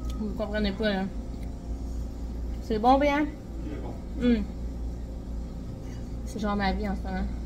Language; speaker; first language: French; native; French